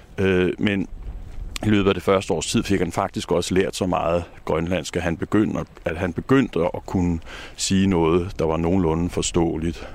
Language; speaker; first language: Danish; native; Danish